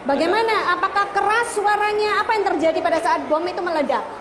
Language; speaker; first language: Indonesian; native; Indonesian